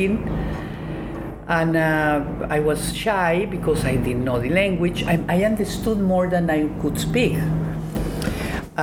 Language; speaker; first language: English; non-native, fluent; Spanish